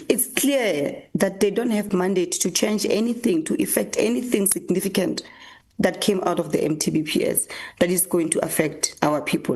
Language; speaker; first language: English; non-native, local second language; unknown